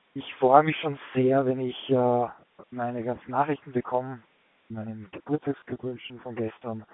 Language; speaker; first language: German; native; German